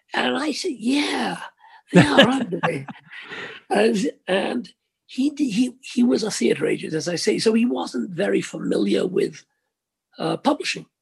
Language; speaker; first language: English; native; English